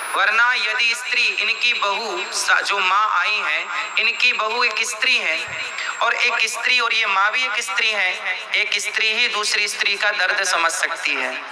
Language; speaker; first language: Hindi; native; Hindi